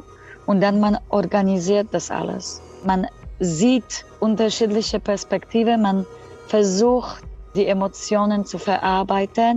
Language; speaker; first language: German; non-native, fluent; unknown